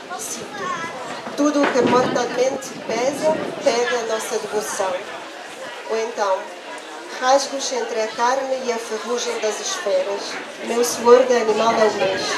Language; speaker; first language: Portuguese; non-native, fluent; Italian